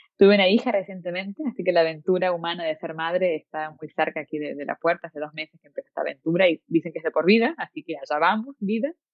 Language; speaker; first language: Spanish; native; Spanish